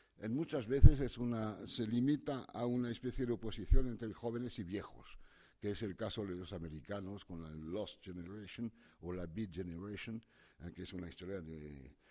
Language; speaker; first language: Spanish; non-native, fluent; French